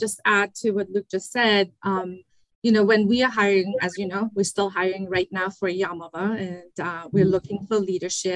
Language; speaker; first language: English; non-native, fluent; German